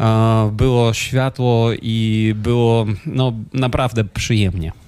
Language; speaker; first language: Polish; non-native, fluent; Ukrainian